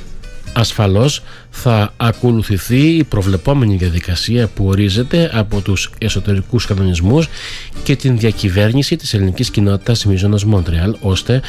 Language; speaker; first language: Greek; native; Greek